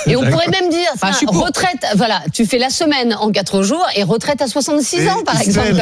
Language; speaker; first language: French; native; French